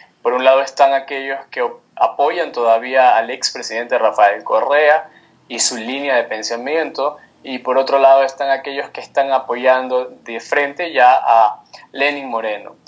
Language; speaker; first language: Spanish; native; Spanish